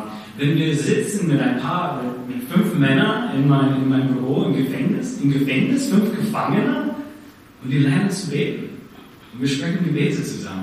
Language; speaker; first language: German; non-native, fluent; English